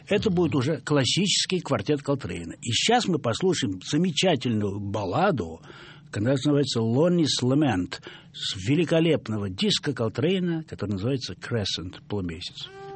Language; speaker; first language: Russian; native; Russian